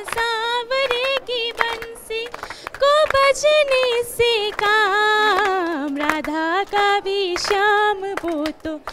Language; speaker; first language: Hindi; native; Hindi